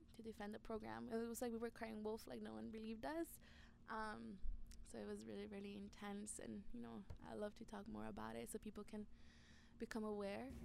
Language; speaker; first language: English; early bilingual, other home language; Spanish